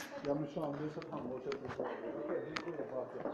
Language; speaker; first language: Polish; non-native, learner; Slovenian